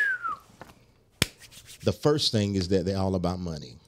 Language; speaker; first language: English; native; English